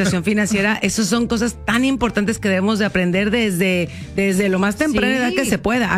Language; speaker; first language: Spanish; native; Spanish